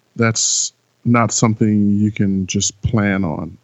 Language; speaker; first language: English; native; English